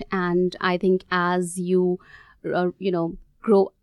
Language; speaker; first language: English; non-native, local second language; Hindi